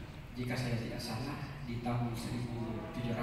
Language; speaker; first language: Indonesian; native; Indonesian